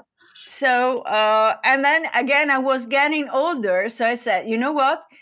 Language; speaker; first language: English; non-native, fluent; Italian